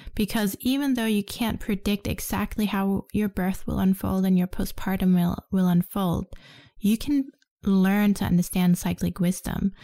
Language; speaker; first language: English; non-native, fluent; Danish